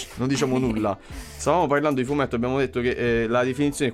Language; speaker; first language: Italian; native; Italian